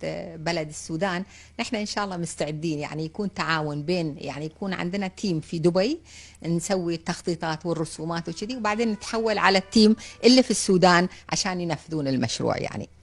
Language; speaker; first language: Arabic; native; Arabic